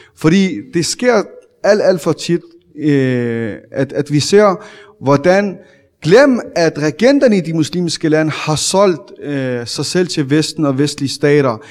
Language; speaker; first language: Danish; early bilingual, other home language; Arabic